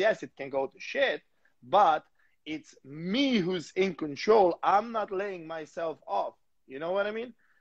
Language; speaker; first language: English; non-native, fluent; Slovenian